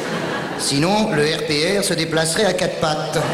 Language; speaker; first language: French; native; French